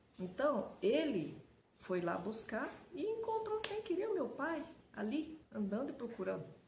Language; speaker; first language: Portuguese; early bilingual, other home language; Japanese